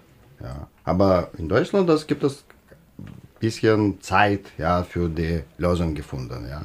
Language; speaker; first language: German; non-native, learner; Russian